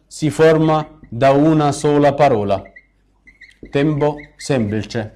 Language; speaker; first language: Italian; non-native, fluent; Arabic